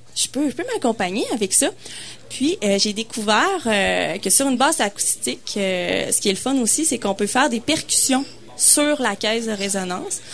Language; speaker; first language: French; native; French